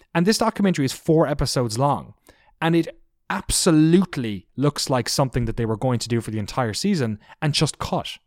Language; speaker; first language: English; native; English